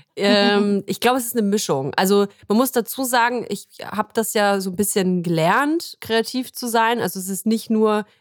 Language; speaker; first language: German; native; German